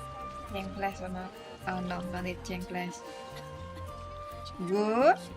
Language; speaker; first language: English; non-native, learner; Vietnamese